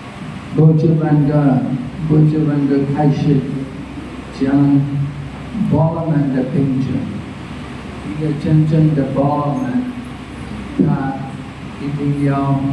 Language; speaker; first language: Chinese; non-native, fluent; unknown